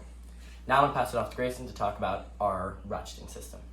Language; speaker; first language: English; native; English